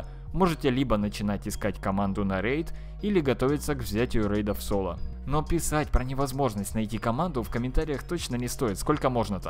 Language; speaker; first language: Russian; native; Russian